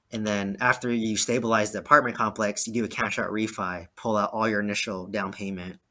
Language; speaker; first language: English; native; English